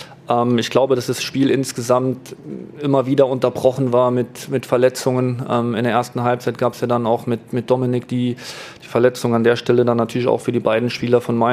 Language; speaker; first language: German; native; German